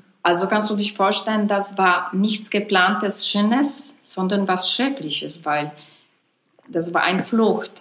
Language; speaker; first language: German; non-native, fluent; Polish